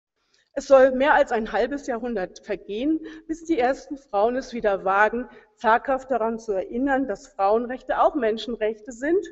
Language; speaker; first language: German; native; German